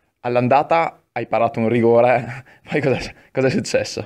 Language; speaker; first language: Italian; native; Italian